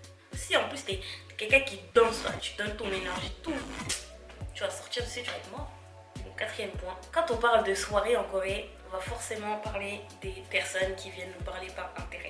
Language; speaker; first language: French; native; French